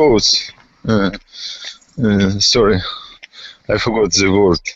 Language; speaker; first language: English; non-native, learner; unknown